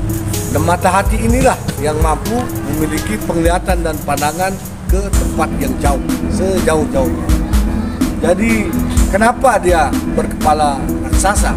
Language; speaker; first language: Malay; non-native, local second language; Sasak